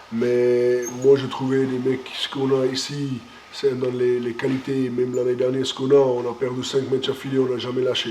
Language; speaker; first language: French; non-native, fluent; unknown